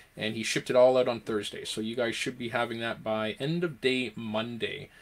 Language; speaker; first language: English; native; English